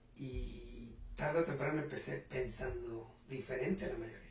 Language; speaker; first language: Spanish; non-native, local second language; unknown